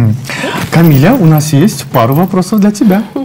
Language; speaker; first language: Russian; non-native, local second language; Kyrgyz